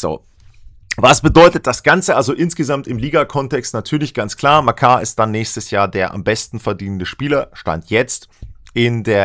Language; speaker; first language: German; native; German